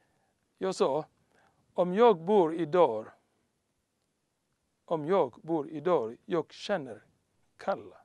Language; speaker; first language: Swedish; non-native, learner; Somali